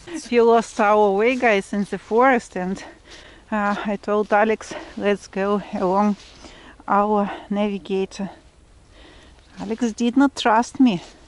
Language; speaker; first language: English; non-native, fluent; Russian